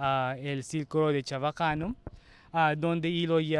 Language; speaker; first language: Spanish; non-native, learner; Chavacano